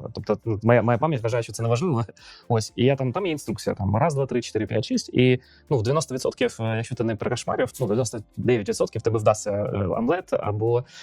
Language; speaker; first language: Ukrainian; non-native, local second language; Russian